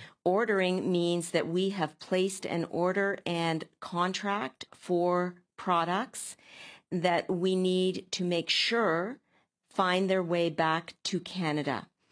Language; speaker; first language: English; native; English